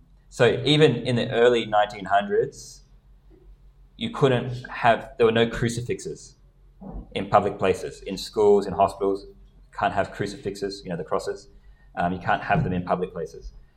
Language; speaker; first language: English; native; English